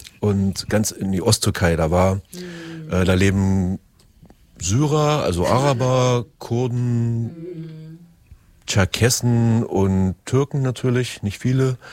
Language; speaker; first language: German; native; German